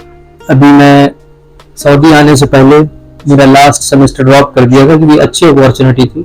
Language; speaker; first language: Hindi; native; Hindi